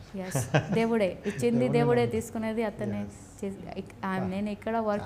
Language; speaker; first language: Telugu; non-native, learner; Odia